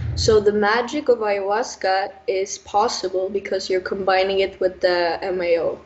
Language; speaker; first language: English; non-native, fluent; Norwegian